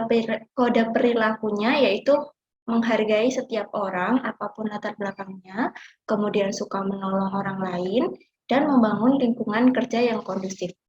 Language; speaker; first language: Indonesian; native; Indonesian